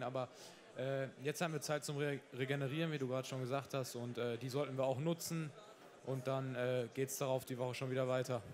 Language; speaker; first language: German; native; German